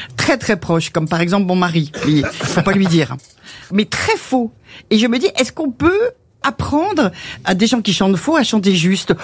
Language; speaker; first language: French; native; French